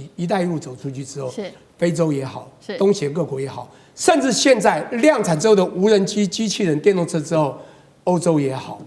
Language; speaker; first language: Chinese; native; Chinese